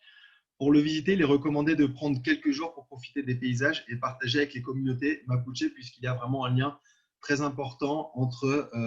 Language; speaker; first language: French; native; French